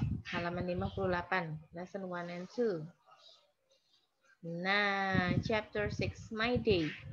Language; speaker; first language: English; non-native, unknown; Indonesian